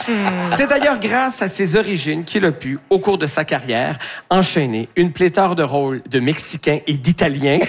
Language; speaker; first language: French; native; French